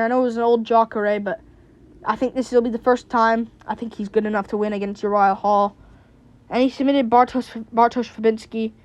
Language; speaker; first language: English; native; English